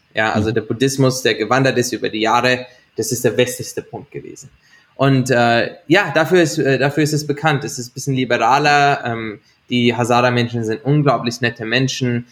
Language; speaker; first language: German; native; German